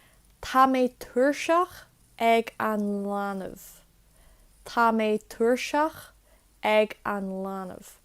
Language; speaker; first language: Irish; non-native, local second language; English